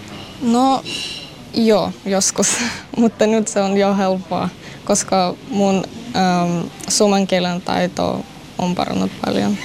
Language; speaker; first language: Finnish; non-native, fluent; Russian